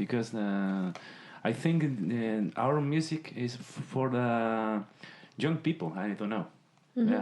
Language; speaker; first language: English; non-native, learner; Spanish